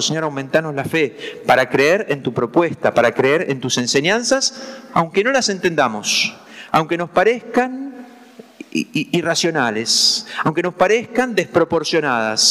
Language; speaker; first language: Spanish; native; Spanish